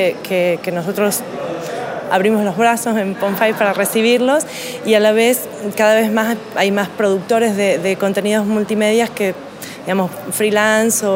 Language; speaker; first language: Spanish; native; Spanish